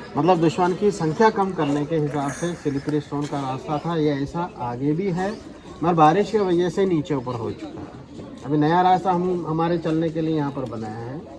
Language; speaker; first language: Hindi; non-native, local second language; Marathi